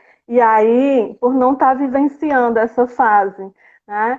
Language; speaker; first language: Portuguese; native; Portuguese